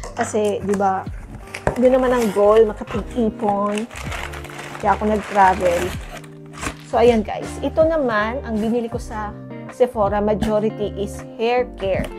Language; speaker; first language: Filipino; non-native, local second language; Cebuano